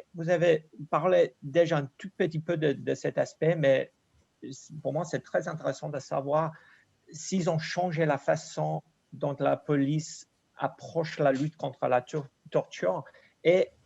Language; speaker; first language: French; non-native, fluent; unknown